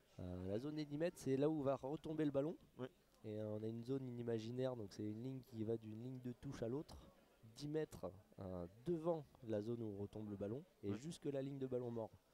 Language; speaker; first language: French; native; French